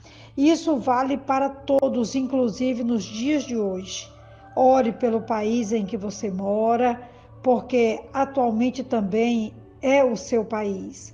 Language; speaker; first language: Portuguese; native; Portuguese